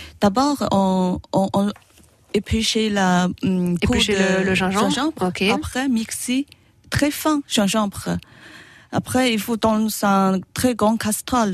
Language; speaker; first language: French; non-native, learner; Chinese